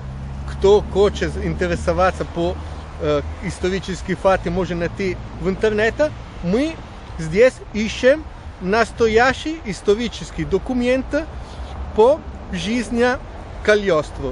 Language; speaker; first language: Russian; non-native, learner; Italian